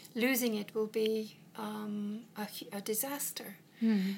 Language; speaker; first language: English; non-native, fluent; Swedish